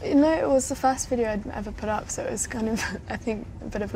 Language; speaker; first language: English; native; English